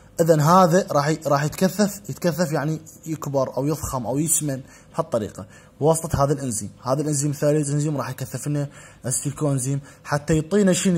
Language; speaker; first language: Arabic; native; Arabic